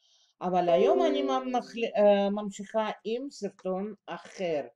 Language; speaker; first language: Hebrew; non-native, fluent; Russian